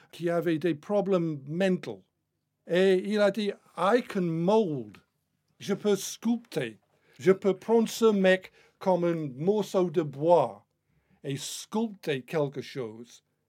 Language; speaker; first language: French; non-native, fluent; English